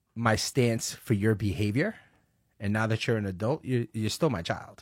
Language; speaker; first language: English; early bilingual, other home language; Spanish